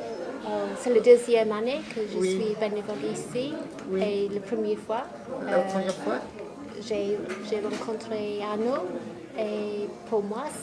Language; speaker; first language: French; non-native, learner; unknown